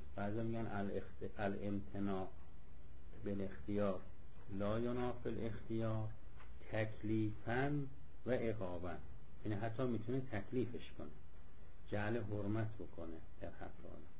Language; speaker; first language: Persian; native; Persian